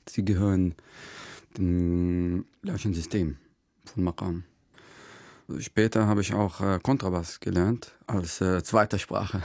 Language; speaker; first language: German; non-native, fluent; Arabic